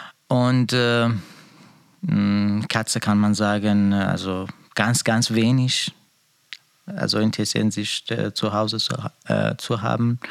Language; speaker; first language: German; non-native, learner; Persian